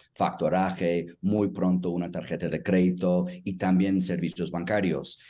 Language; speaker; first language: Spanish; non-native, fluent; English